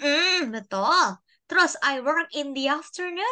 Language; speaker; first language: English; non-native, fluent; Indonesian